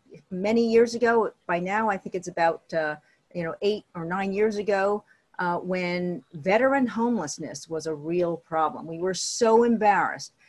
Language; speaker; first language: English; native; English